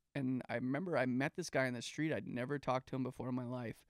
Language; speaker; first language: English; native; English